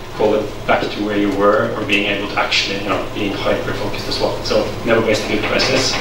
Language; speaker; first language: English; non-native, fluent; Norwegian